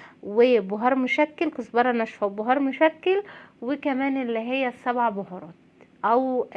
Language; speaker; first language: Arabic; native; Arabic